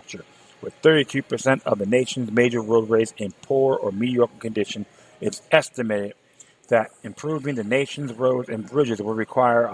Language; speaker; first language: English; native; English